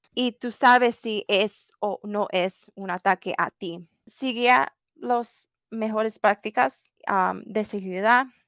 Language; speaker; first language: Spanish; early bilingual, heritage; Spanish